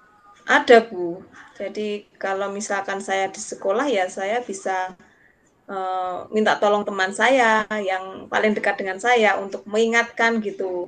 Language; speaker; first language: Indonesian; non-native, local second language; Javanese